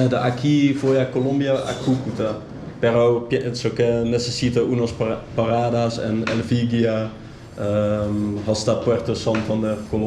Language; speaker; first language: Spanish; non-native, learner; Dutch